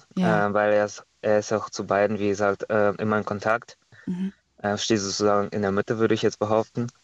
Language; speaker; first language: German; non-native, fluent; Estonian